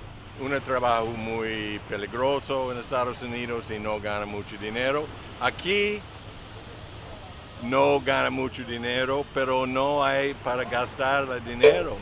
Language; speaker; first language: Spanish; non-native, learner; English